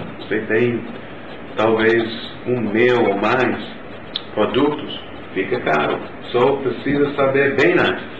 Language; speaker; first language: Portuguese; non-native, learner; English